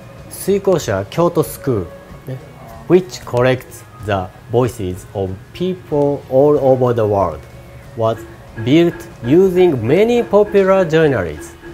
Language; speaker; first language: English; non-native, learner; Japanese